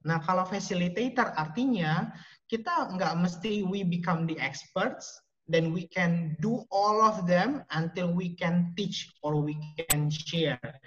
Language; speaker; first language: English; non-native, fluent; Indonesian